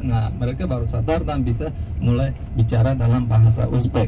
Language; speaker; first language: Indonesian; non-native, fluent; Uzbek